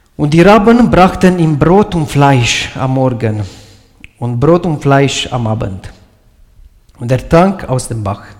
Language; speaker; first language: German; non-native, fluent; Romanian